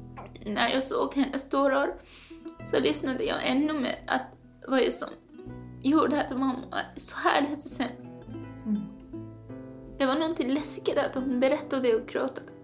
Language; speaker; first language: Swedish; non-native, fluent; Persian